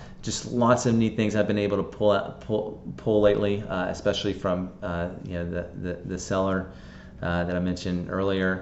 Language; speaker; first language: English; native; English